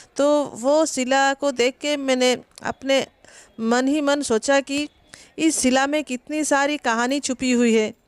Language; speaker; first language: Hindi; non-native, local second language; Odia